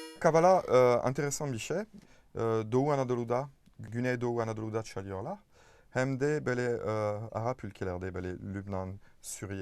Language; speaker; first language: Turkish; non-native, fluent; French